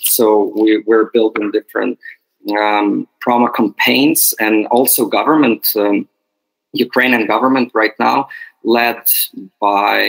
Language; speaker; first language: English; non-native, fluent; Ukrainian